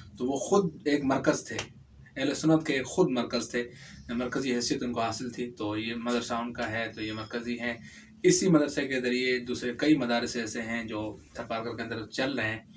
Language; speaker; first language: Urdu; non-native, local second language; Sindhi